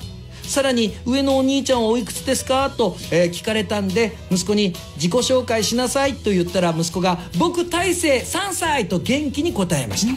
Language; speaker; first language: Japanese; native; Japanese